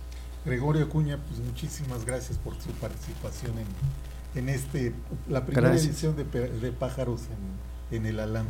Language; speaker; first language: Spanish; native; Spanish